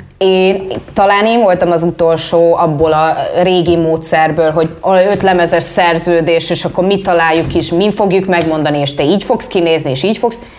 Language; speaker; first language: Hungarian; early bilingual, heritage; Hungarian